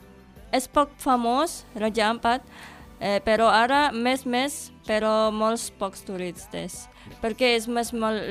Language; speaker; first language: Catalan; non-native, learner; Indonesian